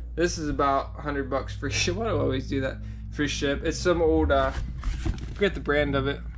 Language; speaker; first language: English; native; English